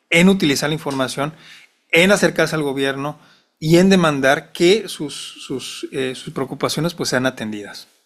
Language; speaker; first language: Spanish; native; Spanish